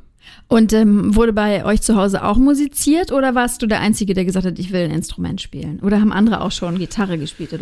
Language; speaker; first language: German; non-native, learner; Hebrew